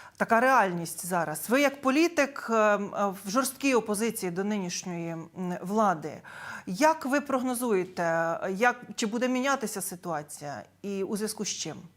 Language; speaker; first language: Ukrainian; native; Ukrainian